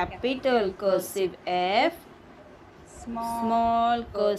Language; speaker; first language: English; non-native, local second language; Hindi